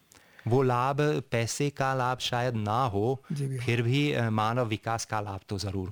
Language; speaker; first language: Hindi; non-native, fluent; Hungarian